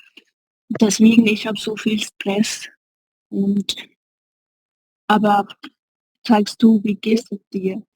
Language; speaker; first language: German; non-native, learner; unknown